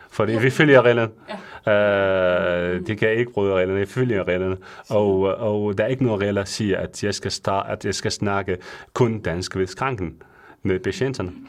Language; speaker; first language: Danish; non-native, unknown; Arabic